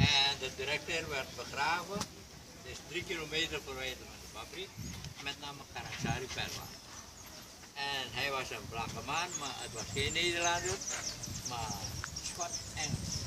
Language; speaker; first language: Dutch; non-native, local second language; Javanese